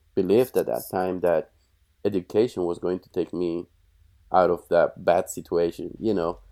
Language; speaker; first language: English; non-native, fluent; Spanish